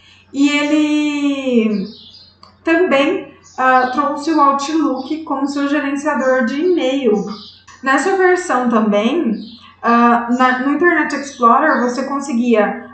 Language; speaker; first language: Portuguese; native; Portuguese